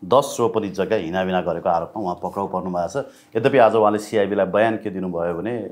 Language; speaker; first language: Nepali; native; Nepali